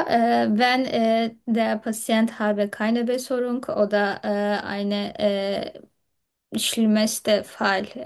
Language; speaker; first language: German; non-native, fluent; Turkish